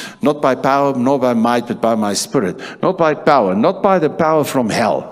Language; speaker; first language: English; non-native, local second language; Afrikaans